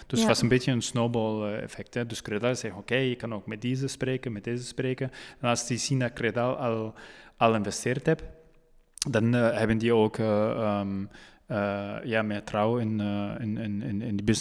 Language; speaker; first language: Dutch; non-native, local second language; French